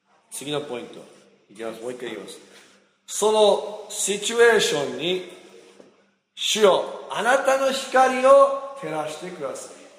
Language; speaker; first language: Japanese; non-native, fluent; English